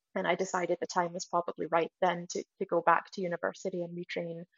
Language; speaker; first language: English; native; English